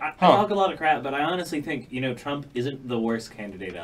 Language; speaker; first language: English; native; English